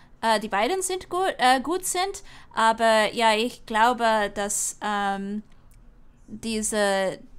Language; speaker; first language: German; non-native, learner; English